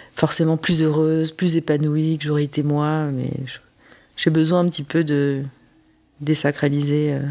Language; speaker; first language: French; native; French